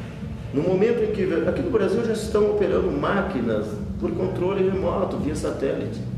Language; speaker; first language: Portuguese; native; Portuguese